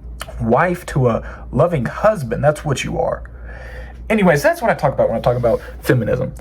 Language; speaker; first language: English; native; English